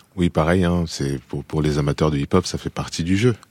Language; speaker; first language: French; native; French